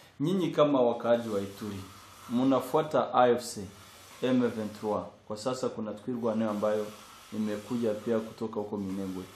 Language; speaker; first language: Swahili; non-native, local second language; Kinyarwanda